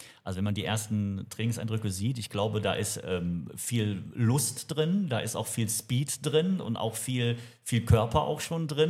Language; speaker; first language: German; native; German